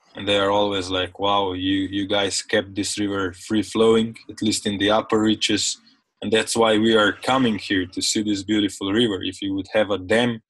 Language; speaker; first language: English; non-native, fluent; Slovenian